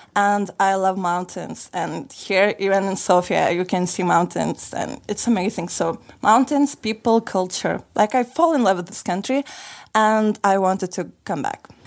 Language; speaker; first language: English; non-native, fluent; Lithuanian